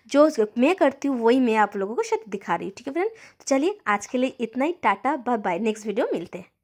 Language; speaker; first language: Hindi; non-native, local second language; Bangla